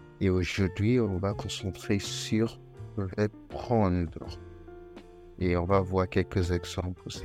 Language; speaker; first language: French; non-native, fluent; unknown